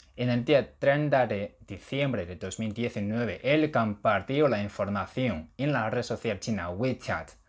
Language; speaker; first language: Spanish; non-native, fluent; Chinese